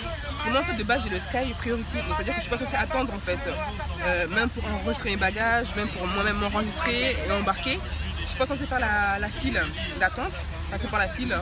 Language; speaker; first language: French; native; French